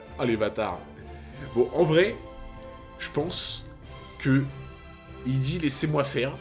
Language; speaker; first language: French; native; French